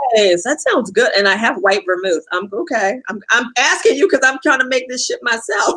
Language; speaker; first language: English; native; English